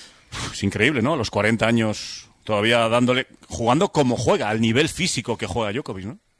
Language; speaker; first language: Spanish; native; Spanish